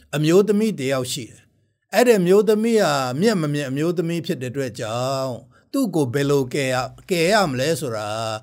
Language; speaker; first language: Burmese; non-native, local second language; Tedim Chin